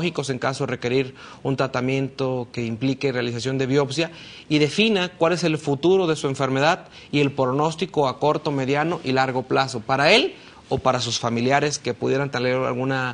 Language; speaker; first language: Spanish; native; Spanish